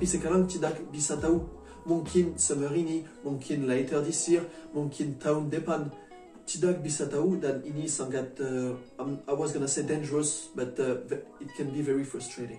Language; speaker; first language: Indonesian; non-native, learner; French